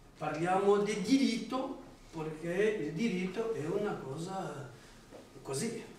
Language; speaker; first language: Italian; non-native, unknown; Portuguese